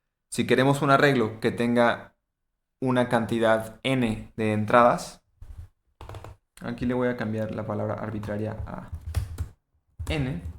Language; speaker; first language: Spanish; native; Spanish